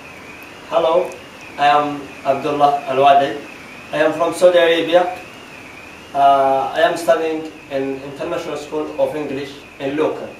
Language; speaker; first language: English; non-native, learner; Arabic